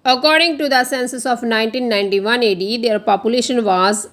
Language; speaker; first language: English; non-native, local second language; Punjabi